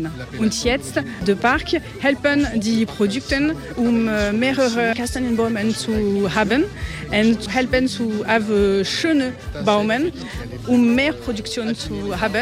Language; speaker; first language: German; non-native, learner; French